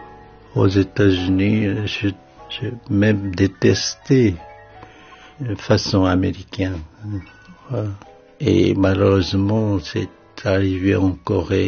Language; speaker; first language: French; non-native, fluent; Korean